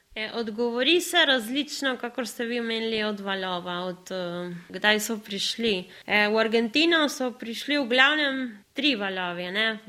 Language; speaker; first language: Slovenian; early bilingual, other home language; Spanish